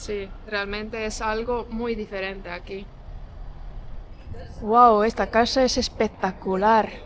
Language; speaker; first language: Spanish; non-native, fluent; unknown